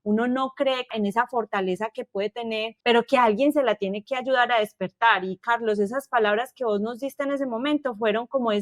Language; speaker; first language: Spanish; native; Spanish